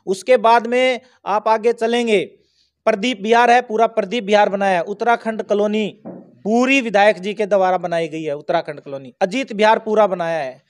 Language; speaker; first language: Hindi; native; Hindi